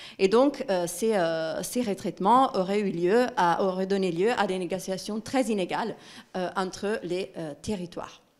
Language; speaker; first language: French; non-native, fluent; Italian